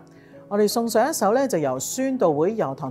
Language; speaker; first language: Chinese; native; Chinese